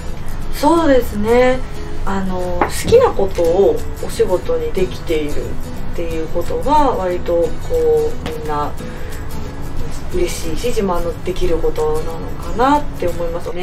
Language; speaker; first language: Japanese; native; Japanese